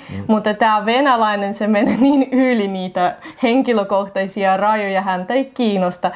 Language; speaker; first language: Finnish; non-native, fluent; Russian